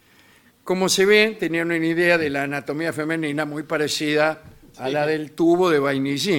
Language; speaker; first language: Spanish; native; Spanish